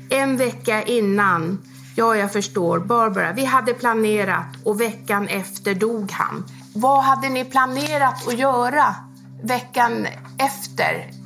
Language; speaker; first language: Swedish; native; Swedish